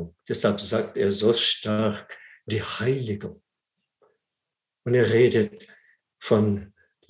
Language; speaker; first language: German; non-native, fluent; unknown